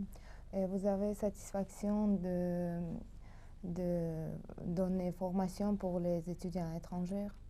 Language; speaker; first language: French; non-native, learner; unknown